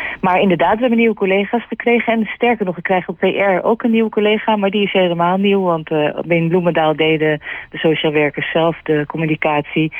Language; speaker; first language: Dutch; native; Dutch